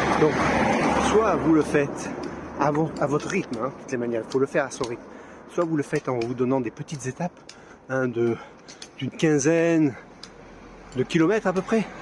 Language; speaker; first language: French; native; French